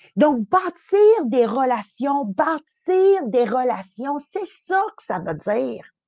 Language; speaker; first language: French; early bilingual, other home language; Italian